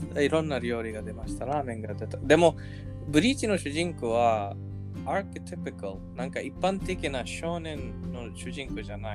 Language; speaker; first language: Japanese; non-native, learner; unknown